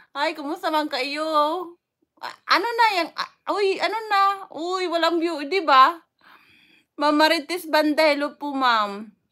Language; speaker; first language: Filipino; non-native, local second language; Waray